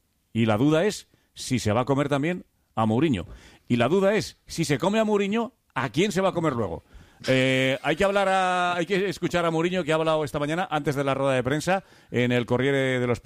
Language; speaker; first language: Spanish; native; Spanish